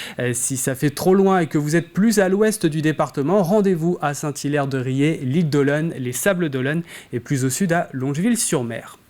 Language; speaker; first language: French; native; French